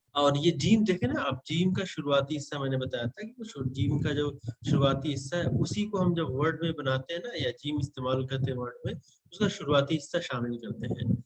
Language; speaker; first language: Hindi; native; Hindi